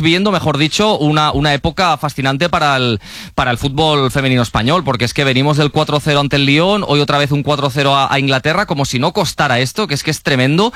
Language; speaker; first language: Spanish; native; Spanish